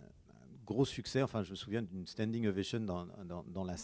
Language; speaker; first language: French; native; French